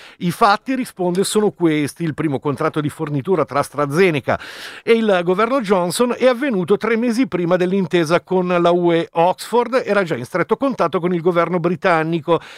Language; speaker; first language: Italian; native; Italian